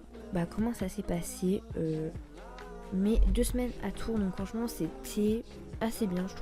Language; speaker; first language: French; native; French